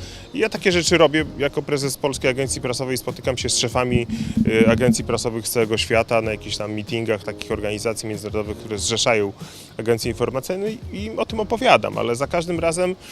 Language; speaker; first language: Polish; native; Polish